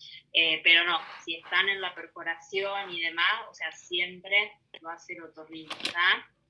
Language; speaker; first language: Spanish; native; Spanish